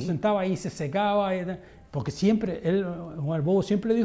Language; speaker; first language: Spanish; native; Spanish